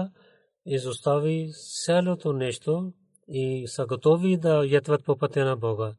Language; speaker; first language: Bulgarian; non-native, fluent; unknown